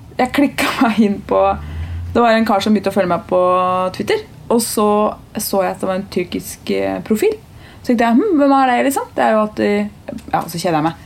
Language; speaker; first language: Norwegian; early bilingual, other home language; Turkish